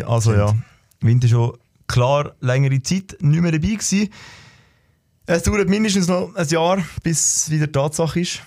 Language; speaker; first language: German; native; German